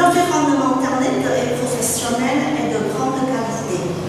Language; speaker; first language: French; non-native, fluent; Vietnamese